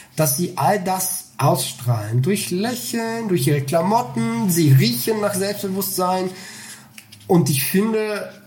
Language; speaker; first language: German; non-native, fluent; Bulgarian